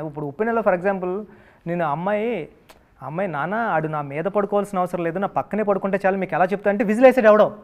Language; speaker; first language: Telugu; native; Telugu